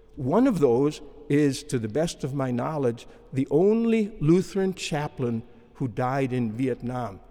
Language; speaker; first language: English; native; English